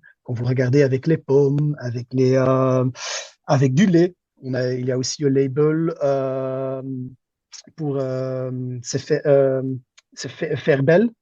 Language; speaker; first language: French; non-native, local second language; Dutch